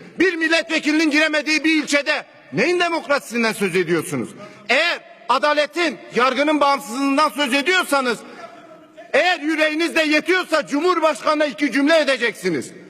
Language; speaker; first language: Turkish; non-native, local second language; Kurdish